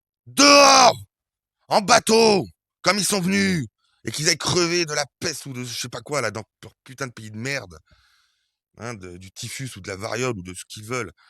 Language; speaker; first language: French; native; French